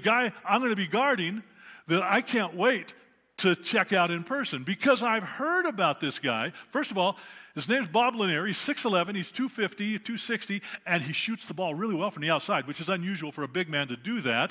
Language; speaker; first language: English; native; English